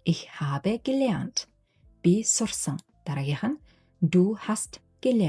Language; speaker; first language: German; non-native, fluent; Mongolian